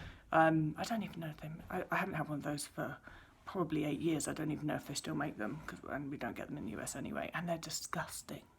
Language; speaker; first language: English; native; English